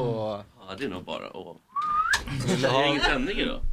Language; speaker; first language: Swedish; native; Swedish